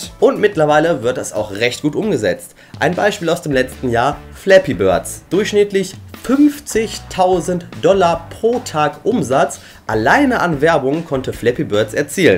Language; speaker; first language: German; native; German